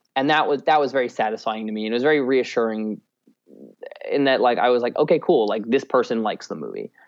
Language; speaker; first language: English; native; English